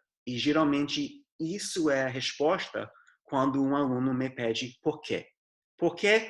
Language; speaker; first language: Portuguese; non-native, fluent; English